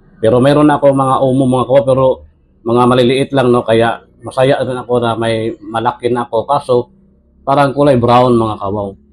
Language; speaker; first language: Filipino; non-native, local second language; Cebuano